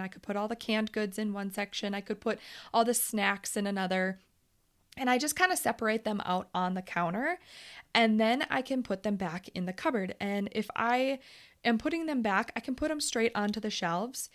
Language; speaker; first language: English; native; English